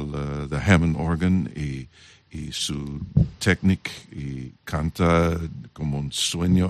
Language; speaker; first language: Spanish; non-native, learner; English